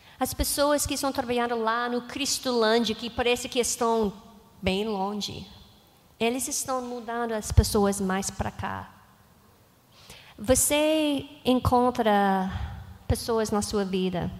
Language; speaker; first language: Portuguese; non-native, learner; English